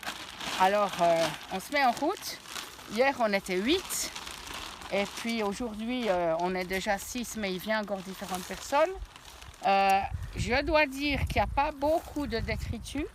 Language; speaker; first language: French; native; French